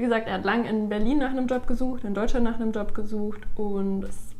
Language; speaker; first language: German; native; German